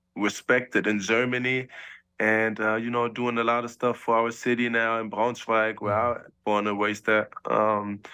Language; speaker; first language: English; early bilingual, other home language; German